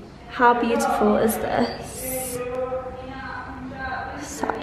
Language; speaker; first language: English; early bilingual, other home language; Persian